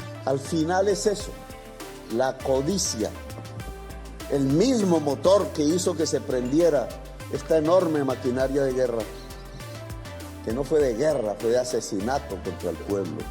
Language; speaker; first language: Spanish; native; Spanish